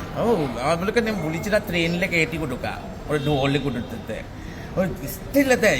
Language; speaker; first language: Malayalam; non-native, fluent; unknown